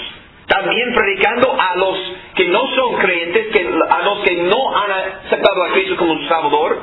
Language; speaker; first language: Spanish; non-native, fluent; English